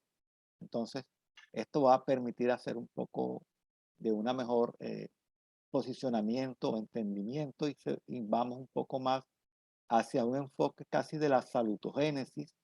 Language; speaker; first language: Spanish; native; Spanish